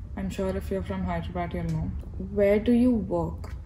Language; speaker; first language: English; non-native, local second language; Telugu